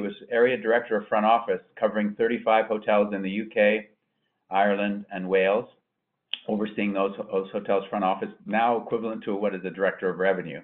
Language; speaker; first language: English; native; English